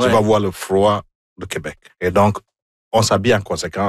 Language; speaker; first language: French; non-native, fluent; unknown